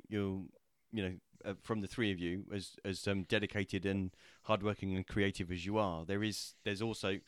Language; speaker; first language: English; native; English